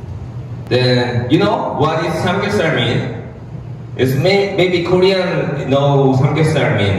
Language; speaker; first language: English; non-native, learner; Korean